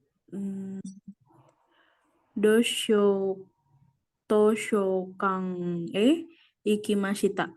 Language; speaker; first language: Japanese; non-native, learner; Indonesian